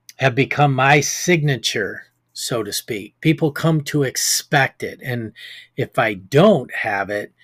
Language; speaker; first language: English; native; English